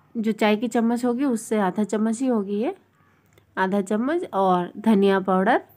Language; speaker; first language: Hindi; non-native, local second language; Bangla